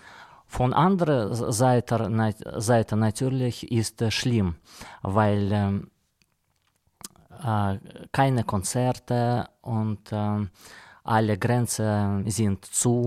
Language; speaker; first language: German; non-native, learner; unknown